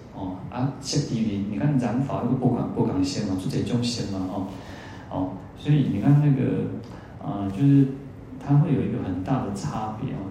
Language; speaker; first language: Chinese; native; Chinese